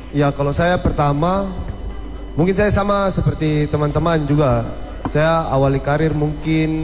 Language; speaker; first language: Indonesian; native; Indonesian